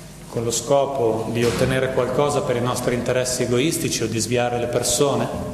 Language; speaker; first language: Italian; native; Italian